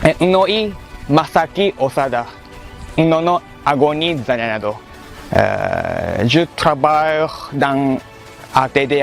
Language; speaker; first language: French; non-native, learner; Japanese